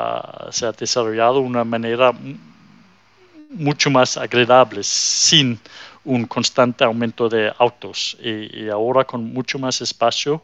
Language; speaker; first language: Spanish; non-native, fluent; Danish